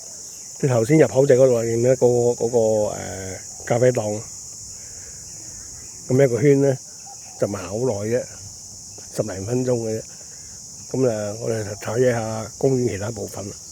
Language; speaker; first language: Chinese; native; Chinese